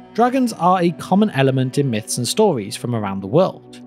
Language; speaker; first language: English; native; English